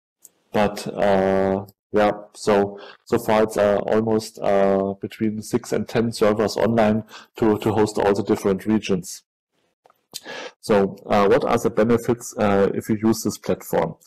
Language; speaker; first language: English; non-native, fluent; German